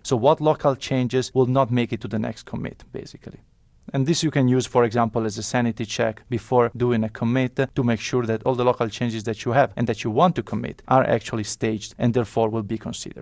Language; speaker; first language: English; non-native, fluent; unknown